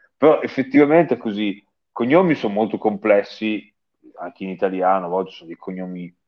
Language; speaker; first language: Italian; native; Italian